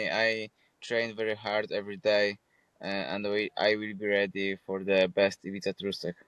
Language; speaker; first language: English; non-native, fluent; Polish